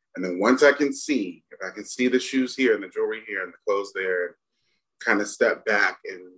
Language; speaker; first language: English; native; English